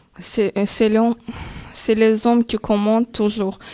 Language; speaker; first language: French; non-native, learner; Azerbaijani